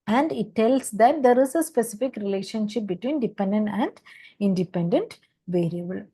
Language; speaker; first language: English; non-native, local second language; Malayalam